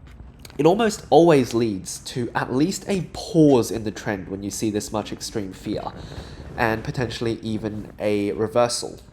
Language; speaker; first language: English; native; English